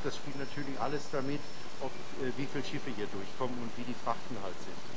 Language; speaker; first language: German; native; German